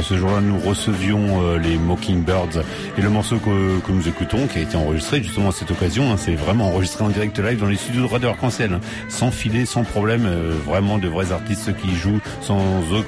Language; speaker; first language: French; native; French